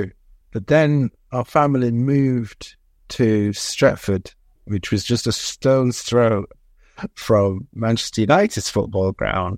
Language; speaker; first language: English; early bilingual, other home language; Jamaican Creole English